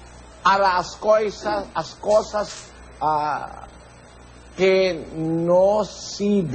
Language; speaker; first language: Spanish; non-native, learner; Filipino